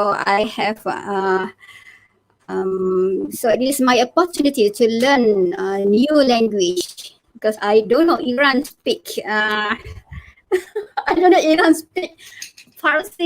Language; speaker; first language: English; non-native, learner; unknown